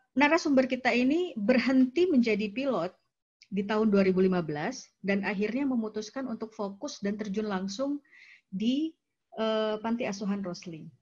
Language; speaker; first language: Indonesian; native; Indonesian